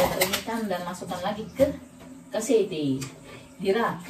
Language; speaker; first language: Indonesian; non-native, local second language; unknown